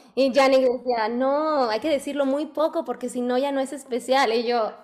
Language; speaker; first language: Spanish; native; Spanish